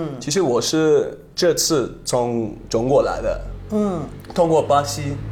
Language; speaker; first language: Chinese; non-native, fluent; English